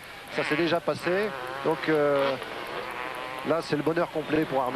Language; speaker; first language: French; native; French